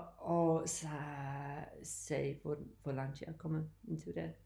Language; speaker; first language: Danish; non-native, learner; English